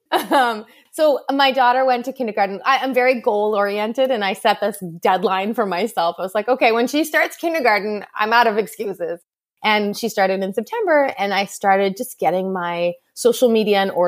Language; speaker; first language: English; native; English